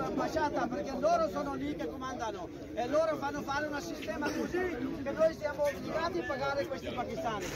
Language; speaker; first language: Italian; non-native, fluent; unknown